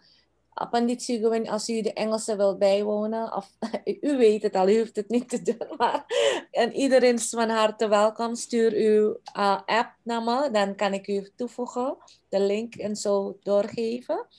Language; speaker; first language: Dutch; non-native, local second language; Caribbean Hindustani